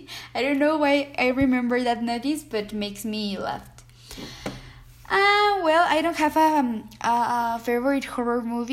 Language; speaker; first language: English; non-native, learner; Spanish